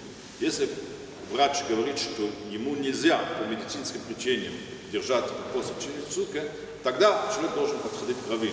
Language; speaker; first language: Russian; non-native, fluent; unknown